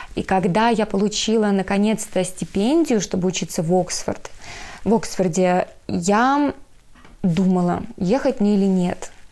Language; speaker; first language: Russian; native; Russian